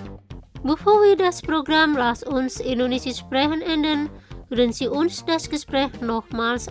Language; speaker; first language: German; non-native, fluent; Indonesian